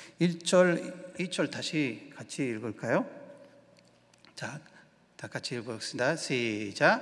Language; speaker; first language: Korean; non-native, learner; Spanish